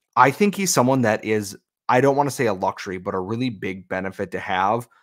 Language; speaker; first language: English; native; English